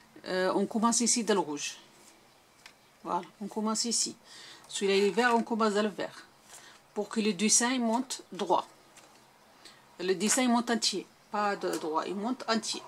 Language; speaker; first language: French; non-native, local second language; Arabic